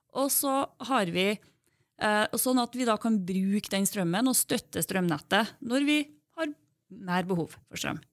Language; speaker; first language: Norwegian; native; Norwegian